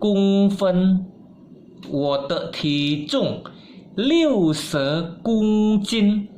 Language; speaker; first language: Chinese; non-native, fluent; Indonesian